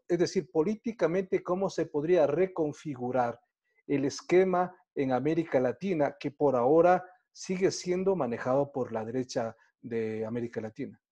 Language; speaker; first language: Spanish; native; Spanish